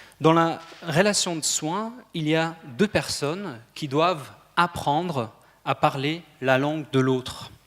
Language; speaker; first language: French; non-native, fluent; German